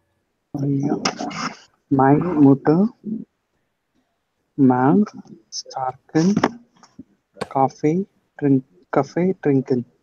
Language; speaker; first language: German; non-native, learner; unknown